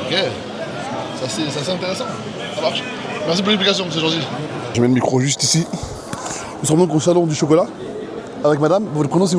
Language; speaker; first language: French; native; French